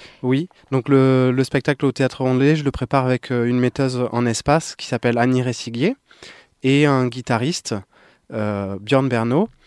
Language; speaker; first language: French; native; French